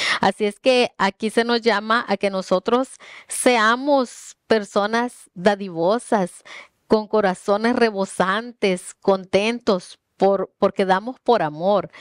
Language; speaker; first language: Spanish; native; Spanish